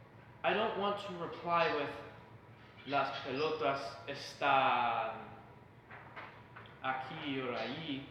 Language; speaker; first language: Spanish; non-native, learner; English